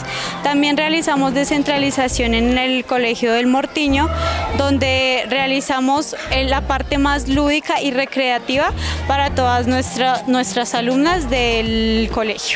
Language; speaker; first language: Spanish; native; Spanish